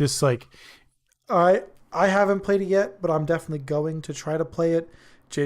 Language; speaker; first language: English; native; English